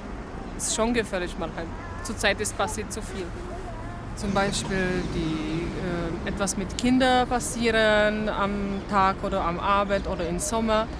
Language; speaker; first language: German; non-native, learner; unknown